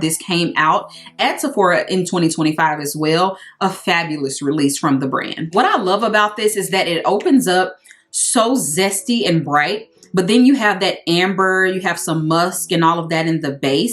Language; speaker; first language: English; native; English